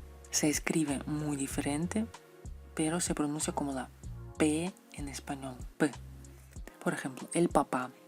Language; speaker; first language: Spanish; non-native, fluent; Russian